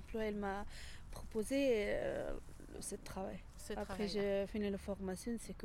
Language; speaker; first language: French; non-native, learner; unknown